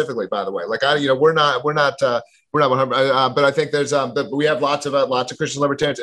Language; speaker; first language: English; native; English